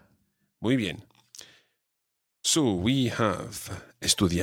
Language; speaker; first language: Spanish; non-native, fluent; English